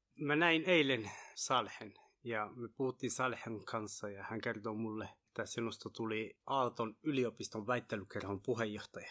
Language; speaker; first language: Finnish; non-native, fluent; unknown